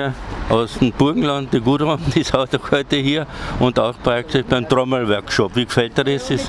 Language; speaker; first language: German; native; German